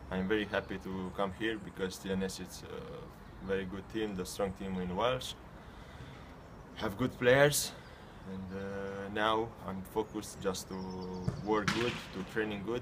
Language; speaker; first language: English; non-native, learner; Romanian